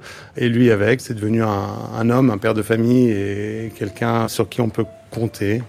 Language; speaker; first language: French; native; French